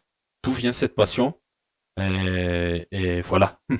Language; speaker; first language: French; non-native, local second language; Malagasy